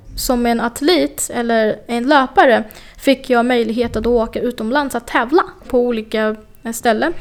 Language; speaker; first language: Swedish; non-native, fluent; Chinese